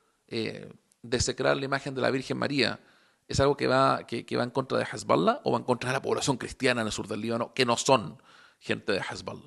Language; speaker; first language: Spanish; native; Spanish